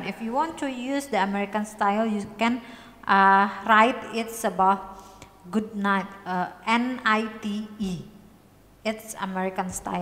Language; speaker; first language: English; non-native, learner; Indonesian